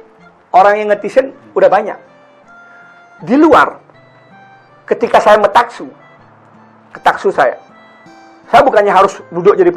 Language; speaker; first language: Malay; non-native, local second language; Balinese